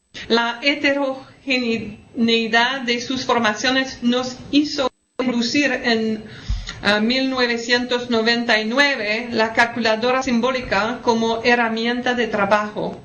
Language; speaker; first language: Spanish; non-native, learner; French